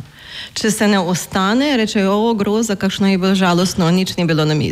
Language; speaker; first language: Slovenian; non-native, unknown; Ukrainian